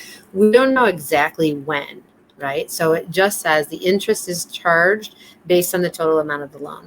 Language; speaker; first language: English; native; English